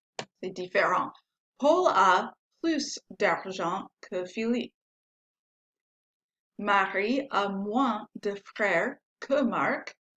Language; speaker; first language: French; non-native, fluent; English